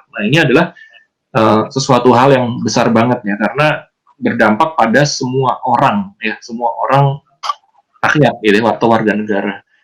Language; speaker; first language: Indonesian; native; Indonesian